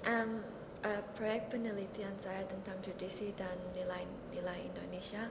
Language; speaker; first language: Indonesian; early bilingual, heritage; Indonesian